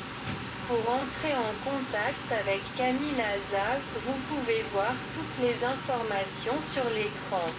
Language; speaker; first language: French; non-native, local second language; Haitian Creole